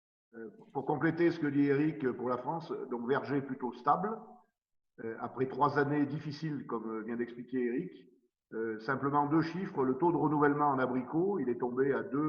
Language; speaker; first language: French; native; French